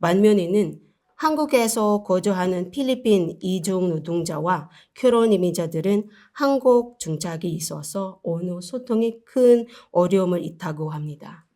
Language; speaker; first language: Korean; non-native, learner; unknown